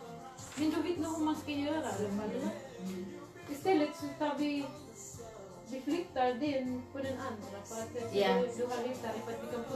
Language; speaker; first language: Swedish; non-native, learner; Cebuano